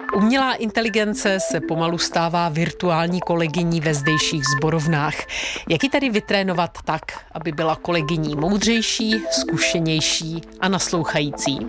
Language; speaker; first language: Czech; native; Czech